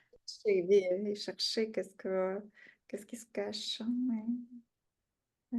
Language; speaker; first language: French; non-native, fluent; Russian